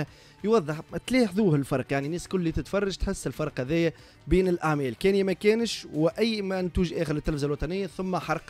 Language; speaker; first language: Arabic; native; Arabic